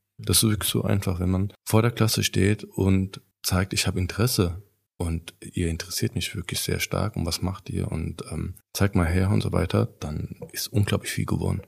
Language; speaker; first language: German; early bilingual, other home language; Turkish